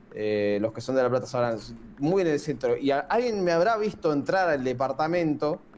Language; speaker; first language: Spanish; native; Spanish